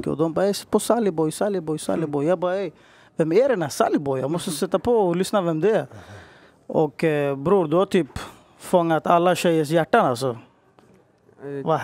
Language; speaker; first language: Swedish; native; Swedish